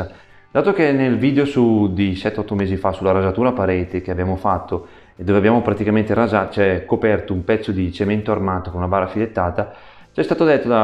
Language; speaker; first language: Italian; native; Italian